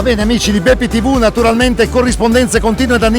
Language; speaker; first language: Italian; native; Italian